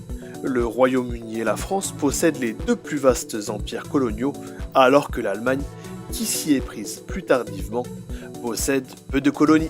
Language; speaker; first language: French; native; French